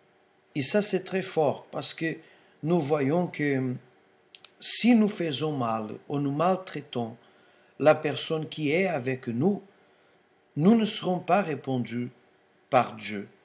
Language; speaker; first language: French; non-native, fluent; Portuguese